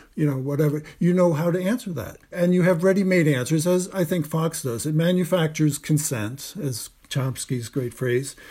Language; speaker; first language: English; native; English